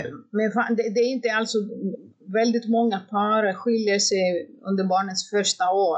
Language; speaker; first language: Swedish; non-native, fluent; Greek